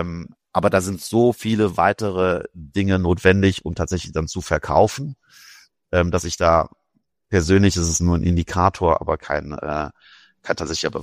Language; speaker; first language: German; native; German